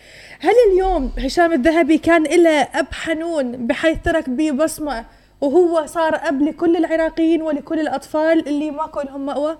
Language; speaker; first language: Arabic; native; Arabic